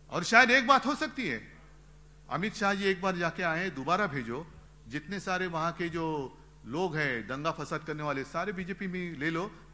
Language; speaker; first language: Hindi; non-native, local second language; Marathi